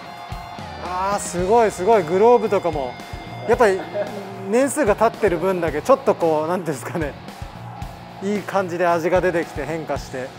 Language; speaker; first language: Japanese; native; Japanese